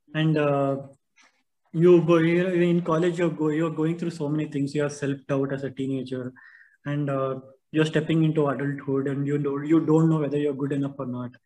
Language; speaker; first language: English; non-native, local second language; Tamil